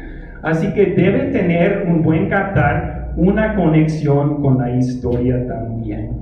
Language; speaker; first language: Spanish; non-native, fluent; English